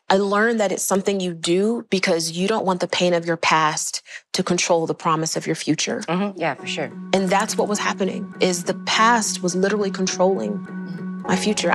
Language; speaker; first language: English; native; English